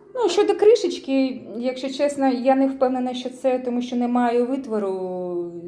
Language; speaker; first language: Ukrainian; non-native, local second language; Russian